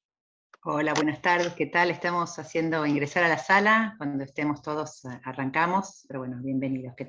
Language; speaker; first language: Spanish; native; Spanish